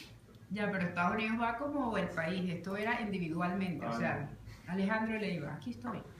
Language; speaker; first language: Spanish; native; Spanish